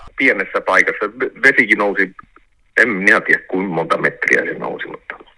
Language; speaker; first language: Finnish; early bilingual, heritage; Finnish